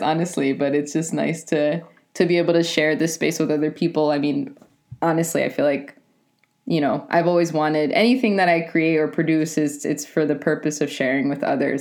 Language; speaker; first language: English; native; English